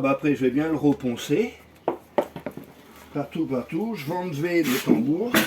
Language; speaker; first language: French; native; French